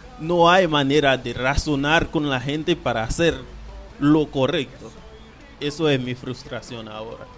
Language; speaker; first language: Spanish; non-native, fluent; Haitian Creole